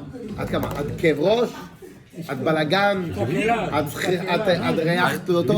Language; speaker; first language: Hebrew; non-native, fluent; French